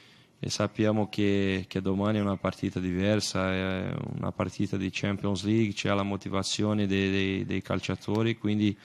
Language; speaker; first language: Italian; non-native, fluent; Portuguese